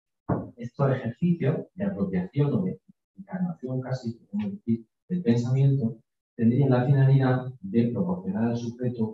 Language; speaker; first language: Spanish; native; Spanish